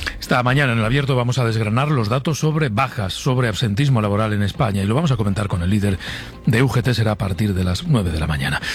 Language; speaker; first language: Spanish; native; Spanish